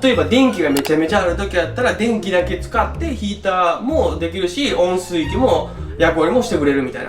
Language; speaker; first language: Japanese; native; Japanese